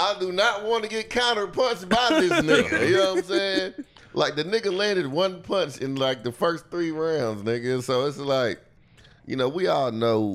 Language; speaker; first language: English; native; English